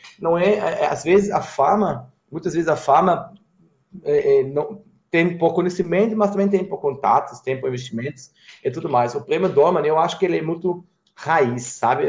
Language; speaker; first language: Portuguese; non-native, fluent; German